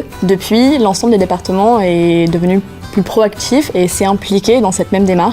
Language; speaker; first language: French; native; French